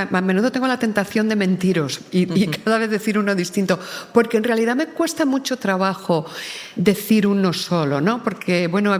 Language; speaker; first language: Spanish; native; Spanish